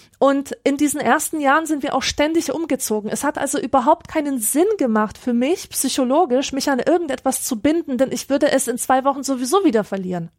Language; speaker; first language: German; early bilingual, other home language; Polish